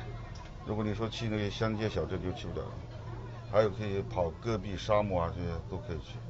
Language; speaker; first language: Chinese; native; Chinese